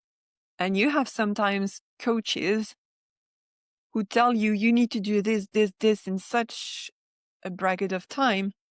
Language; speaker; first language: English; non-native, fluent; French